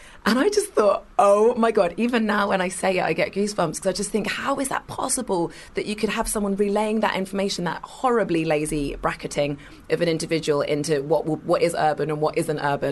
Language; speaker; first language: English; native; English